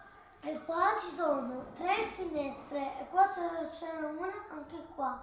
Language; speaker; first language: Italian; early bilingual, other home language; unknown